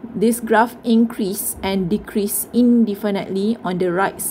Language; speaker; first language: English; non-native, local second language; Malay